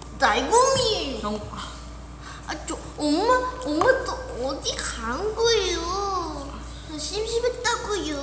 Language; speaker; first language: Korean; non-native, fluent; Thai